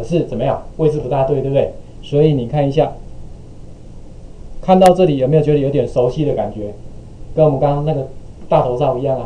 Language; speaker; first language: Chinese; native; Chinese